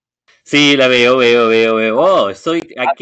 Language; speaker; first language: Spanish; non-native, fluent; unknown